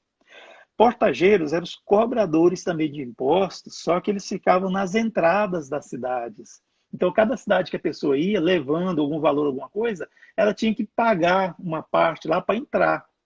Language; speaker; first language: Portuguese; native; Portuguese